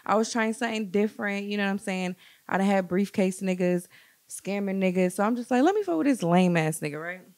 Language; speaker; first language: English; native; English